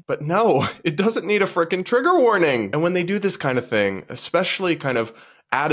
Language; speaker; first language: English; native; English